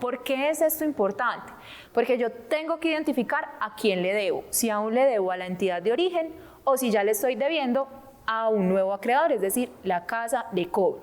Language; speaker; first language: Spanish; native; Spanish